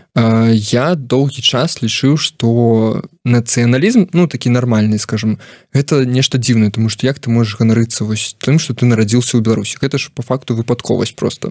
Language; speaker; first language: Belarusian; non-native, local second language; Russian